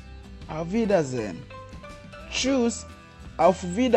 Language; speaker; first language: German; non-native, fluent; Kinyarwanda